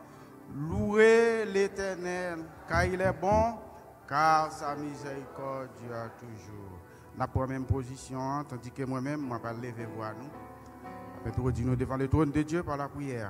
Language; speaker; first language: French; non-native, local second language; Haitian Creole